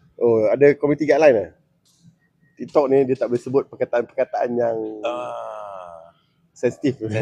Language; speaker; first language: Malay; native; Malay